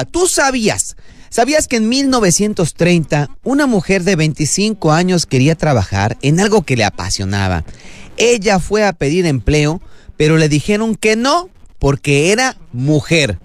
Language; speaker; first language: Spanish; native; Spanish